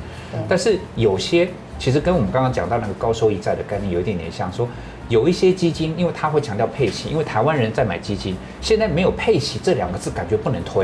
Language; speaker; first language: Chinese; native; Chinese